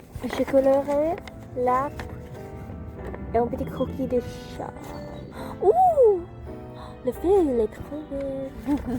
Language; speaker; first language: French; non-native, learner; Indonesian